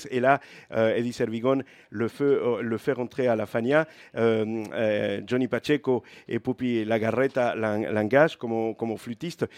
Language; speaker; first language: French; non-native, fluent; Spanish